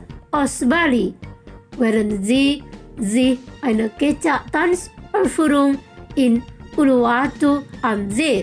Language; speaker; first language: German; non-native, fluent; Indonesian